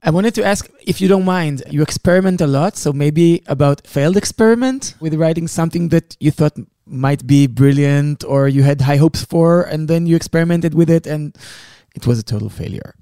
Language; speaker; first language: English; non-native, fluent; Hebrew